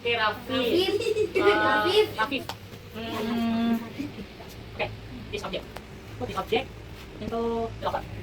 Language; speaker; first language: English; non-native, learner; Indonesian